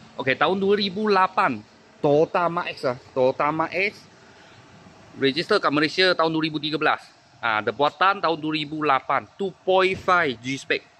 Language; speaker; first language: Malay; non-native, local second language; Chinese